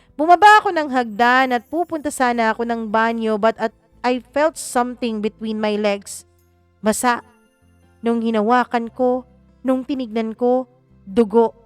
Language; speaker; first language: Filipino; non-native, local second language; Cebuano